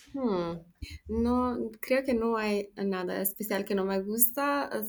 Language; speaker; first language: Spanish; non-native, learner; Macedonian